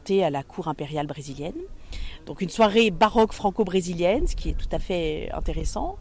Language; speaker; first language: French; native; French